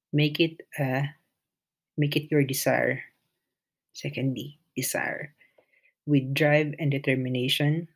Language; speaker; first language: English; non-native, local second language; Filipino